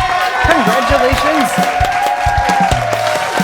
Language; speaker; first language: English; native; English